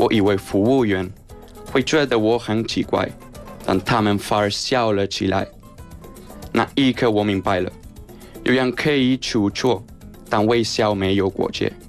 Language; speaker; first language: Chinese; non-native, fluent; Spanish